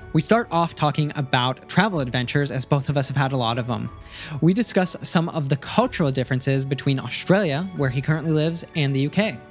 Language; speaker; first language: English; native; English